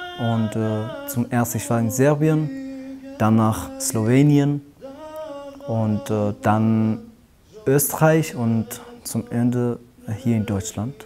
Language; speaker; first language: German; non-native, learner; Pashto